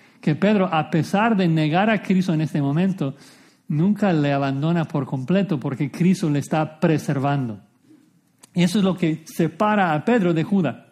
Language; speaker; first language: Spanish; non-native, fluent; English